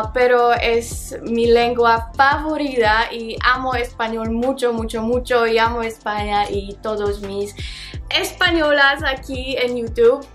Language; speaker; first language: Spanish; non-native, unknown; Polish